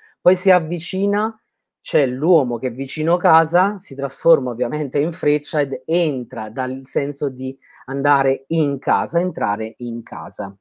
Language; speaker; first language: Italian; native; Italian